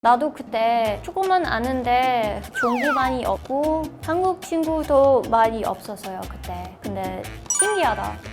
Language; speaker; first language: Korean; non-native, learner; English